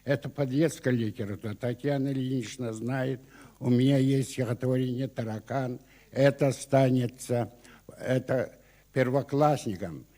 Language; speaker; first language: Russian; non-native, local second language; Yakut